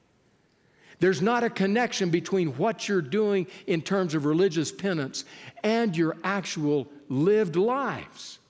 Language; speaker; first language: English; native; English